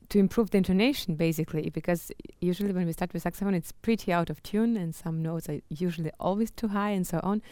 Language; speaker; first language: English; non-native, fluent; Russian